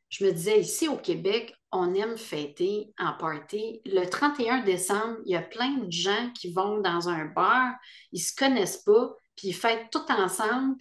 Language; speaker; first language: French; native; French